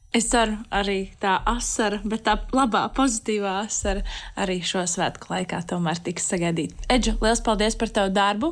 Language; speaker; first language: Latvian; native; Latvian